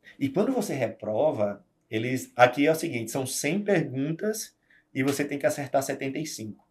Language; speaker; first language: Portuguese; native; Portuguese